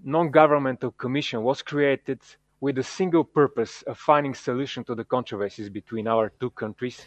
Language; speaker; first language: English; non-native, fluent; Bulgarian